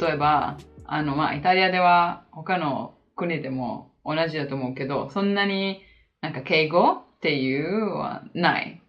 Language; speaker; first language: Japanese; non-native, fluent; Italian